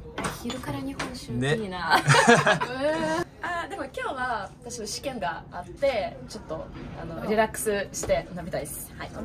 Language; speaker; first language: Japanese; non-native, fluent; Russian